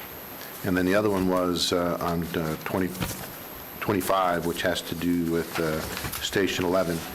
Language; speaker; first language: English; native; English